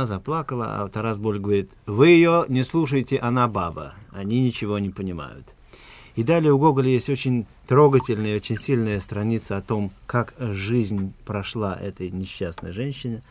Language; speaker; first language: Russian; native; Russian